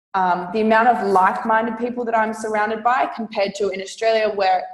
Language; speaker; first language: English; native; English